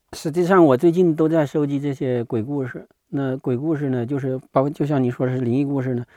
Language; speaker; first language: Chinese; native; Chinese